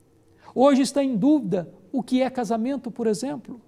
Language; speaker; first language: Portuguese; native; Portuguese